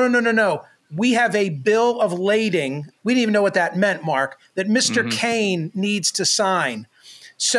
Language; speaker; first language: English; native; English